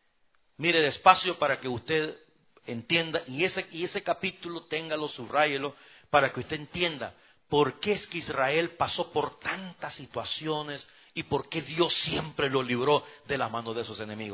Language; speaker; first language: Spanish; native; Spanish